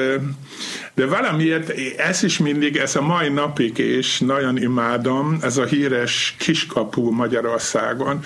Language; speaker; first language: Hungarian; non-native, fluent; German